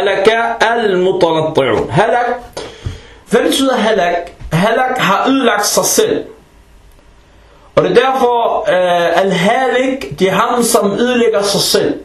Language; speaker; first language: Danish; non-native, fluent; Arabic